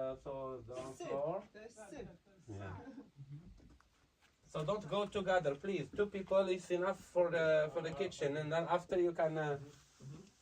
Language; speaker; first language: English; non-native, learner; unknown